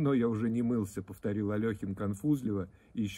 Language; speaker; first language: Russian; native; Russian